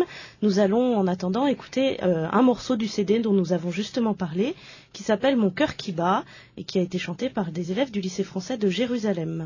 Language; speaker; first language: French; native; French